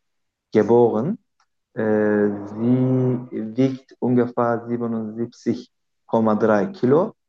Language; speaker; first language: German; non-native, learner; Turkish